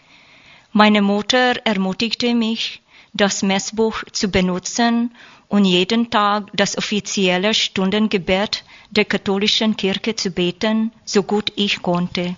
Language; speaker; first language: German; non-native, learner; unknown